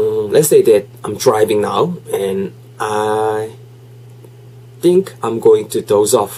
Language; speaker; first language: English; non-native, fluent; Korean